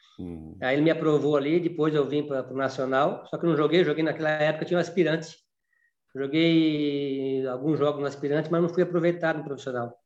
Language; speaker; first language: Portuguese; native; Portuguese